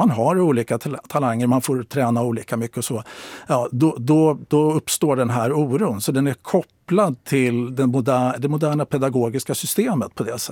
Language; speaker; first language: Swedish; native; Swedish